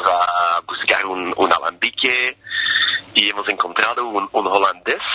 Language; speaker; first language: Spanish; non-native, fluent; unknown